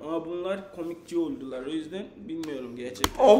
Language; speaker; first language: Turkish; non-native, learner; English